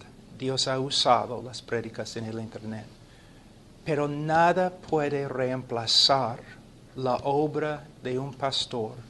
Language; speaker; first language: Spanish; non-native, fluent; English